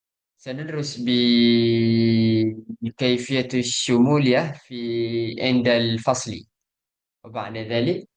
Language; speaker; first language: Arabic; non-native, learner; Malay